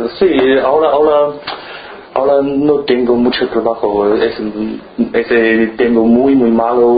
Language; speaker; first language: Spanish; non-native, learner; Chinese